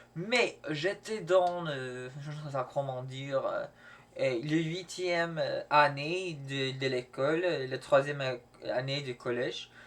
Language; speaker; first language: French; non-native, learner; English